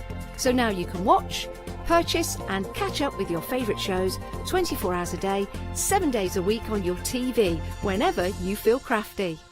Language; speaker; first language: English; native; English